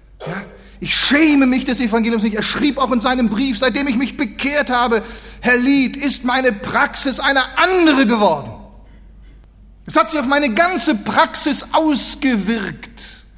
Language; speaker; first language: German; native; German